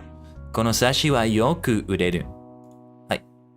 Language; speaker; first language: Japanese; non-native, learner; English